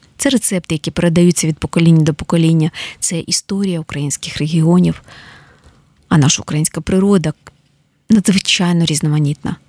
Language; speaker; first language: Ukrainian; native; Ukrainian